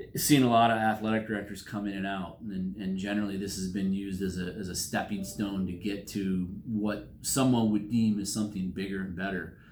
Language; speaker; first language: English; native; English